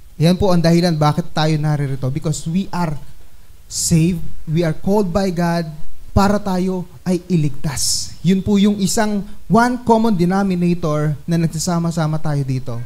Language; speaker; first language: Filipino; native; Filipino